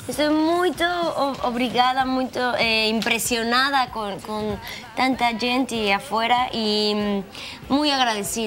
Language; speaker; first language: Portuguese; non-native, learner; Spanish